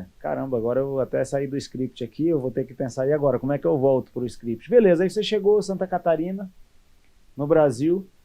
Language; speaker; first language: Portuguese; native; Portuguese